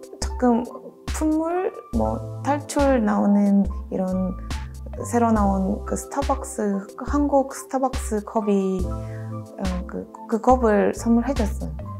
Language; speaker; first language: Korean; non-native, fluent; Russian